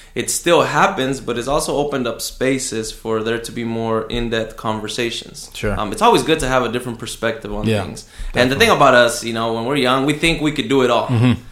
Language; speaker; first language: English; early bilingual, other home language; Spanish